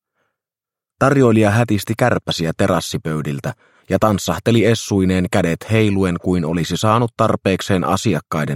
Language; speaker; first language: Finnish; native; Finnish